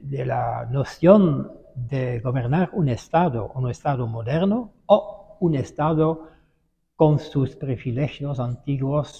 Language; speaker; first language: Spanish; non-native, fluent; Dutch